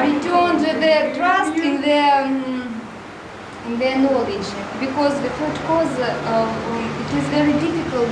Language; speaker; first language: English; non-native, learner; Russian